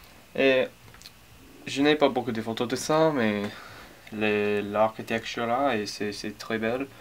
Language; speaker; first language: French; non-native, learner; English